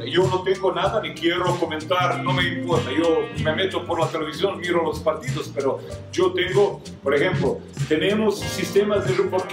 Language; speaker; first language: Spanish; non-native, fluent; Croatian